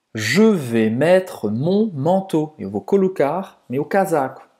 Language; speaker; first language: Portuguese; non-native, fluent; French